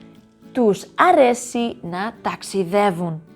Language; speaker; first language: Greek; non-native, learner; Spanish